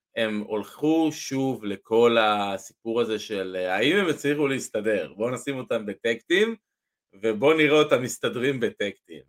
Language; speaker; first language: Hebrew; native; Hebrew